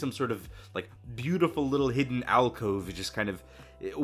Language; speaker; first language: English; native; English